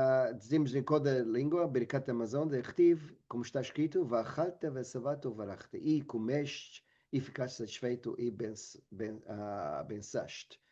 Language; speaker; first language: Portuguese; non-native, fluent; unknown